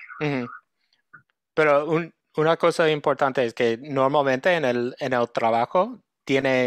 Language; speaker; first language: Spanish; non-native, fluent; English